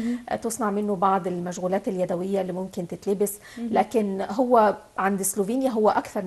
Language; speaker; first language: Arabic; native; Arabic